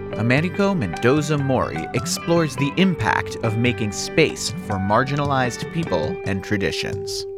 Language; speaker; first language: English; native; English